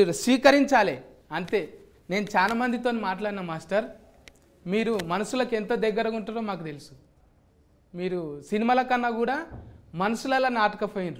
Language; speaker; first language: Telugu; native; Telugu